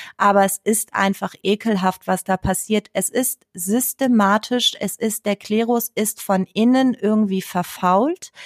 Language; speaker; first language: German; early bilingual, other home language; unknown